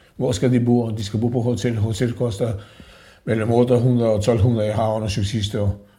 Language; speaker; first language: Danish; non-native, learner; Macedonian